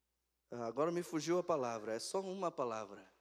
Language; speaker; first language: Portuguese; native; Portuguese